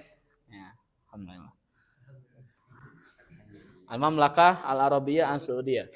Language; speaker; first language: Arabic; non-native, fluent; Indonesian